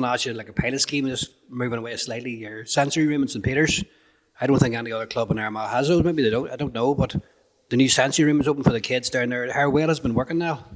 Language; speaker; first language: English; native; English